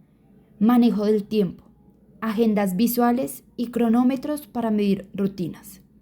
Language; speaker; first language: Spanish; native; Spanish